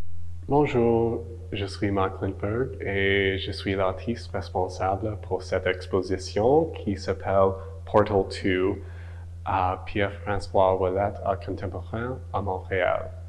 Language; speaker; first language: French; non-native, local second language; English